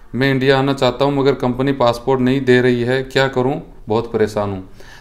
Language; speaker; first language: Hindi; native; Hindi